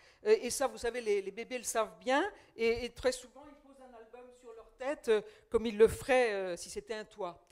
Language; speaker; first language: French; native; French